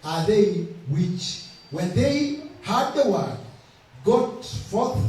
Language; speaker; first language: English; non-native, local second language; Swahili